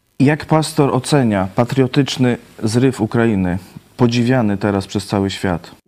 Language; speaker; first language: Polish; native; Polish